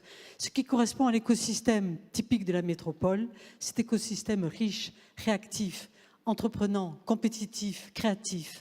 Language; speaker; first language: French; native; French